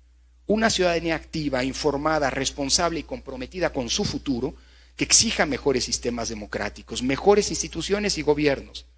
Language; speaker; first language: Spanish; native; Spanish